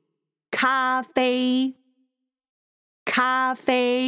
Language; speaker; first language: Chinese; non-native, fluent; English